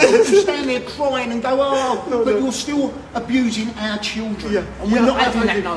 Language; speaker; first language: English; native; English